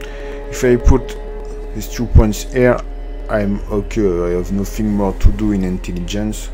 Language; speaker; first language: English; non-native, learner; French